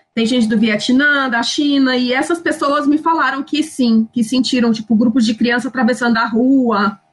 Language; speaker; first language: Portuguese; native; Portuguese